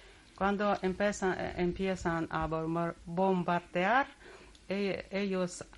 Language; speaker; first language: Spanish; non-native, learner; Russian